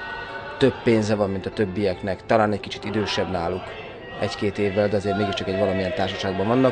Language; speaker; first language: Hungarian; native; Hungarian